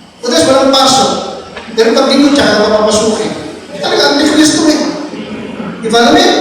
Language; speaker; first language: Filipino; native; Filipino